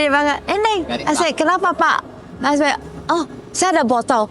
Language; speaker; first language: Indonesian; early bilingual, heritage; Indonesian